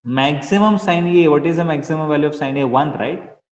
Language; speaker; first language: English; non-native, local second language; Kannada